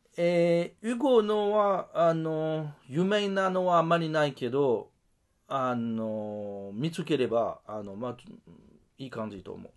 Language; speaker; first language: Japanese; non-native, learner; French